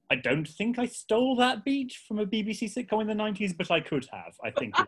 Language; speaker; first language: English; native; English